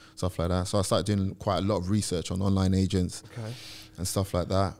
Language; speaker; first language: English; native; English